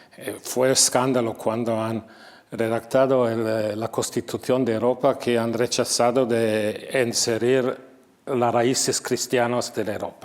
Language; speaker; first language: Spanish; non-native, fluent; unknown